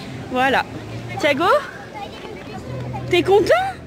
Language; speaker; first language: French; native; French